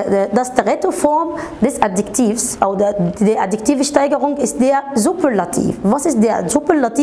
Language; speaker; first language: German; non-native, fluent; Arabic